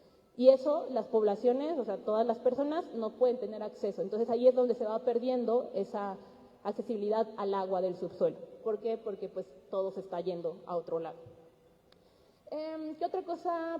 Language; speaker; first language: Spanish; native; Spanish